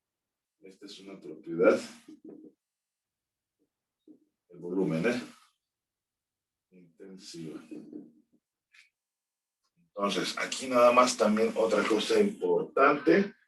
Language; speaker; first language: Spanish; native; Spanish